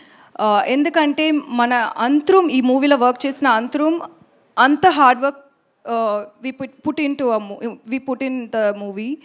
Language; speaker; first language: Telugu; non-native, learner; Tamil